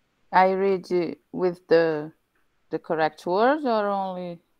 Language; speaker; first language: English; non-native, learner; Portuguese